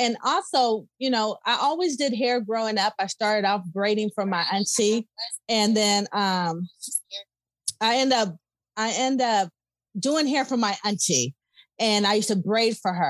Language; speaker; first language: English; native; English